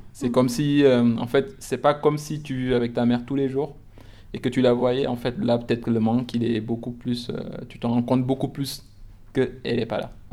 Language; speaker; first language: French; non-native, local second language; Wolof